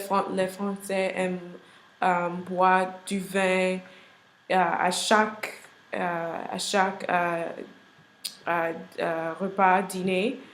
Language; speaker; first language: French; non-native, learner; English